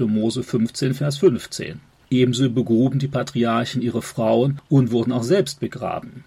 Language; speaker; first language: German; native; German